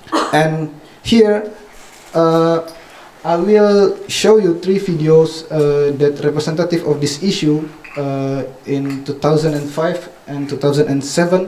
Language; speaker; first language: English; non-native, fluent; Indonesian